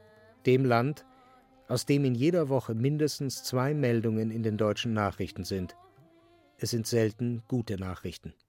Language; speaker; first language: German; native; German